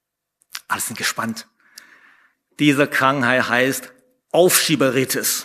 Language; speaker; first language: German; non-native, fluent; Chinese